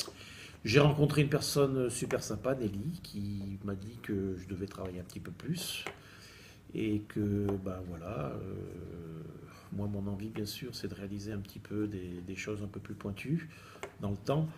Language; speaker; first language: French; native; French